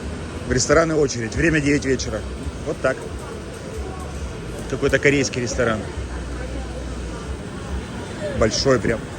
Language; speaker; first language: Russian; native; Russian